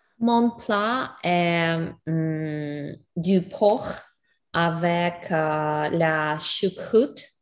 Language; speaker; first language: French; non-native, learner; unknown